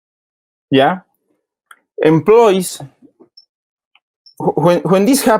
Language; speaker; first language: English; non-native, learner; Spanish